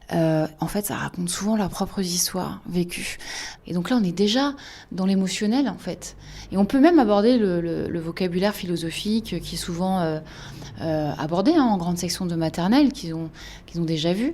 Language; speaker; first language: French; native; French